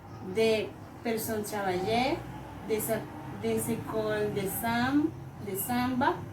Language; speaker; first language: French; non-native, learner; Spanish